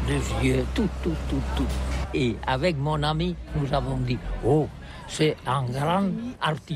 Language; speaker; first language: French; non-native, learner; Catalan